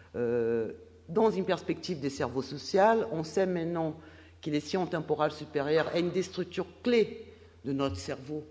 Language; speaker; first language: French; non-native, fluent; Portuguese